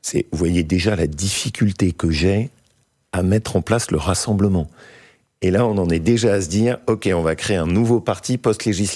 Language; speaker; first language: French; native; French